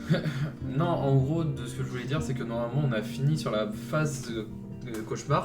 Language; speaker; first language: French; native; French